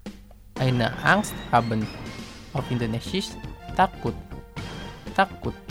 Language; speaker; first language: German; non-native, learner; Indonesian